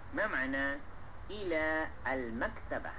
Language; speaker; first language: Arabic; non-native, fluent; Malay